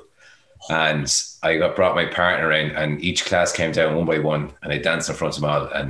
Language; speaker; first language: English; native; English